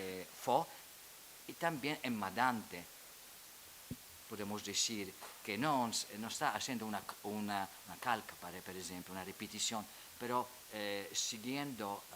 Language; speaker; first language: Spanish; non-native, fluent; Polish